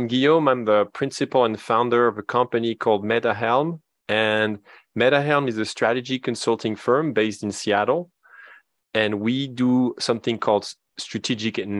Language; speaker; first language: English; non-native, fluent; French